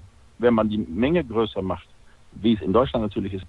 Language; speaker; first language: German; native; German